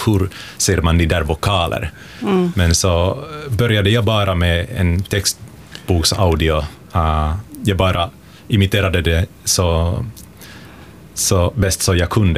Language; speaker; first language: Swedish; non-native, local second language; Finnish